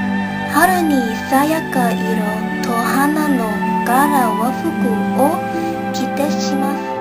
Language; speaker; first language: Japanese; non-native, learner; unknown